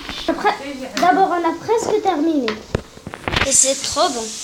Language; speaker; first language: French; non-native, learner; Arabic